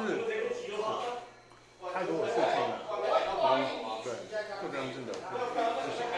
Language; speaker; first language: Chinese; non-native, learner; English